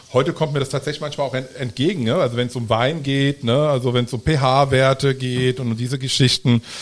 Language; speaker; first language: German; early bilingual, other home language; Italian